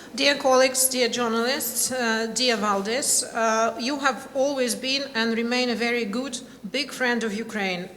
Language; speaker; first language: English; non-native, fluent; Ukrainian